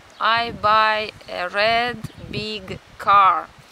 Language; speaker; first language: English; non-native, fluent; Russian